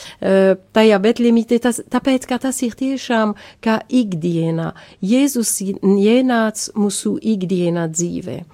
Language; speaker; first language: Latvian; non-native, learner; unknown